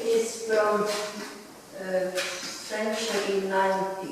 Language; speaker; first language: English; non-native, learner; Latvian